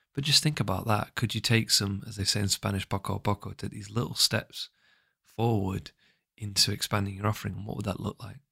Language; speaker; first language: English; native; English